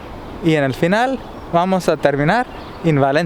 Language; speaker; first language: Spanish; non-native, learner; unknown